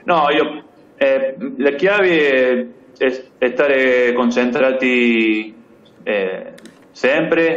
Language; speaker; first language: Italian; non-native, fluent; Spanish